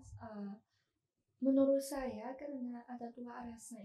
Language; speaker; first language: Indonesian; non-native, learner; Chinese